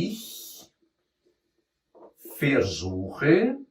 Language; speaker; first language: German; non-native, fluent; Portuguese